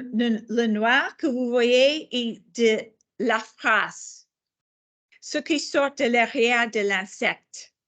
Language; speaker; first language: French; non-native, fluent; English